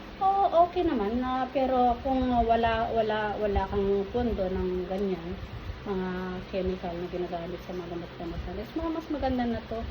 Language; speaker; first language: Filipino; non-native, local second language; Iloko